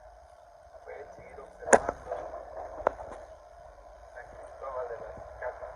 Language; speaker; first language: Spanish; native; Spanish